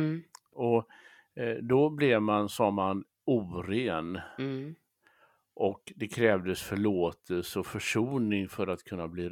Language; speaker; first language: Swedish; native; Swedish